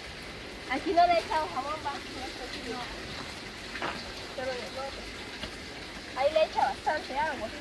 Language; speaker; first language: Spanish; native; Spanish